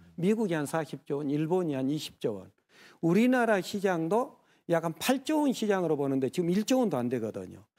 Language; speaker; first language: Korean; native; Korean